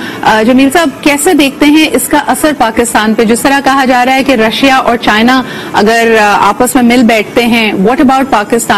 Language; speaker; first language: Urdu; native; Urdu